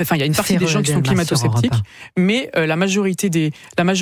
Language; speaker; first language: French; native; French